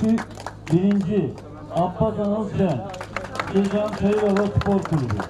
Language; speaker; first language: Turkish; native; Turkish